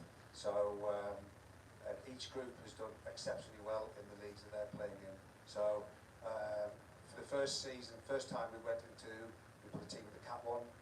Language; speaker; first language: English; native; English